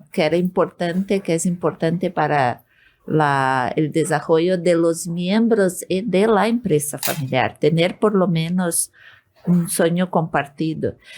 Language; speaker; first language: Spanish; non-native, fluent; Portuguese